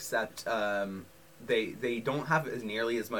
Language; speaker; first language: English; native; English